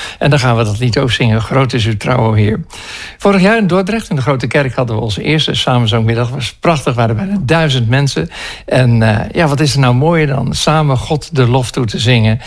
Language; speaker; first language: Dutch; native; Dutch